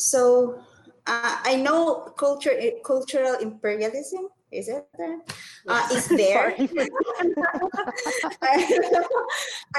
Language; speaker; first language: English; non-native, local second language; Filipino